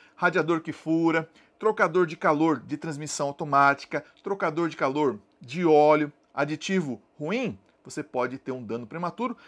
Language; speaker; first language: Portuguese; native; Portuguese